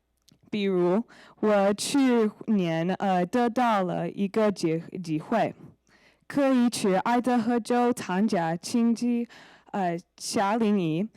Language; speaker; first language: Chinese; non-native, learner; English